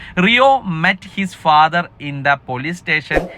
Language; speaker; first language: English; non-native, local second language; Malayalam